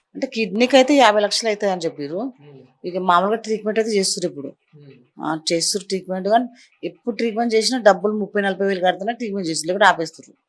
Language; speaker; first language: Telugu; native; Telugu